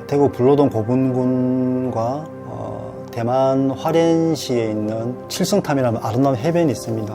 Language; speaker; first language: Korean; native; Korean